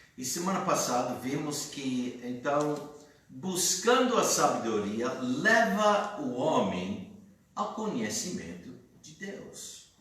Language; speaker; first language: Portuguese; non-native, fluent; English